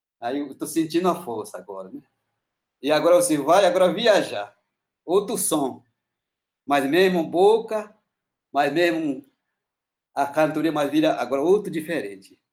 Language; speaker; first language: Portuguese; non-native, local second language; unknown